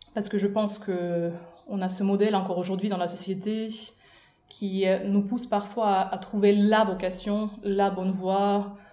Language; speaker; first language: French; non-native, fluent; Russian